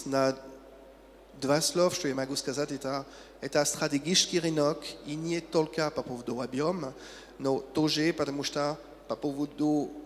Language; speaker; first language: Russian; non-native, learner; French